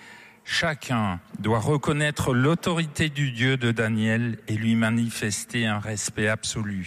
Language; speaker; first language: French; native; French